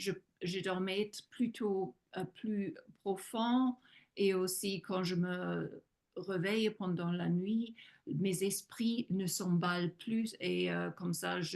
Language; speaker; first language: French; non-native, fluent; German